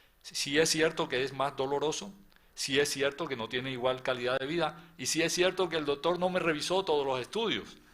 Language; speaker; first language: Spanish; native; Spanish